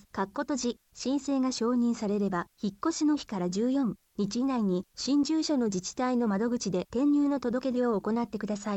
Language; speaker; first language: Japanese; native; Japanese